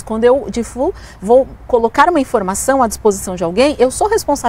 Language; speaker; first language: Portuguese; native; Portuguese